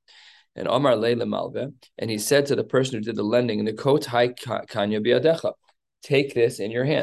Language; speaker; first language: English; native; English